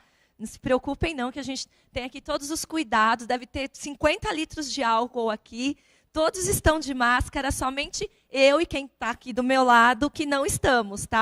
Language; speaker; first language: Portuguese; native; Portuguese